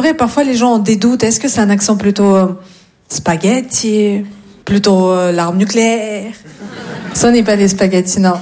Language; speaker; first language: French; non-native, fluent; Russian